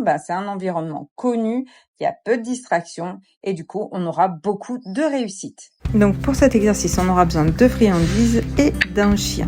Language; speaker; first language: French; native; French